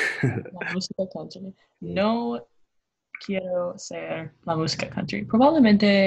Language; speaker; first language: Spanish; non-native, learner; English